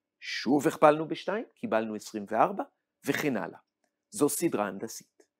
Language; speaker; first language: Hebrew; native; Hebrew